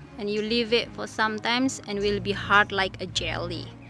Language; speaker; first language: English; non-native, learner; Indonesian